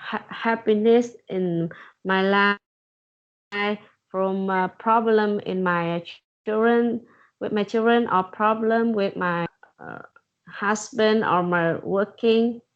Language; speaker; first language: English; non-native, learner; Vietnamese